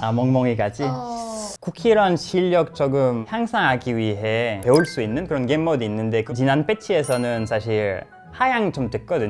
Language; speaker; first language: Korean; non-native, fluent; French